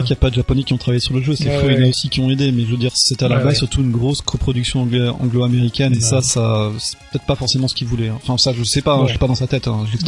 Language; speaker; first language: French; native; French